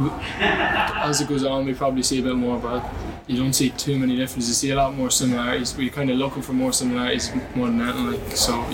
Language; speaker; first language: English; native; English